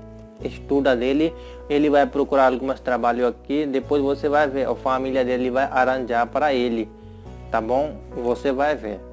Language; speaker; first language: Portuguese; non-native, learner; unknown